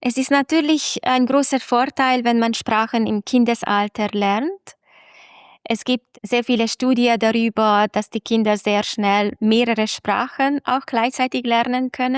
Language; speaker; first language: German; non-native, fluent; Hungarian